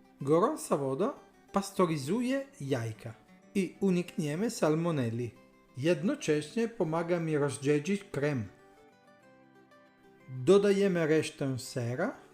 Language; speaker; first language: Polish; non-native, learner; Italian